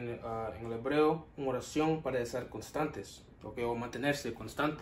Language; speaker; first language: Spanish; non-native, learner; English